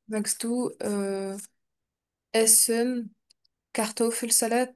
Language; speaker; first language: German; non-native, learner; French